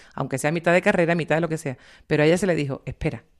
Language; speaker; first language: Spanish; native; Spanish